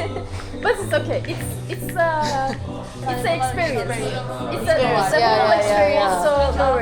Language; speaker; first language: English; non-native, learner; Korean